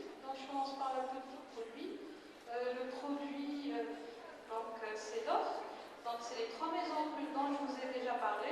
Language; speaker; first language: French; non-native, local second language; Arabic